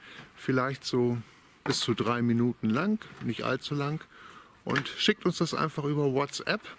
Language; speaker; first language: German; native; German